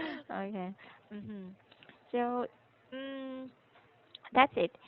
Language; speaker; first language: English; non-native, local second language; Filipino